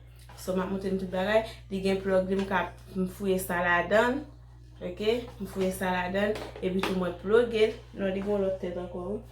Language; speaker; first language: French; non-native, learner; Haitian Creole